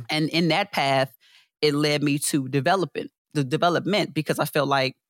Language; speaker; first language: English; native; English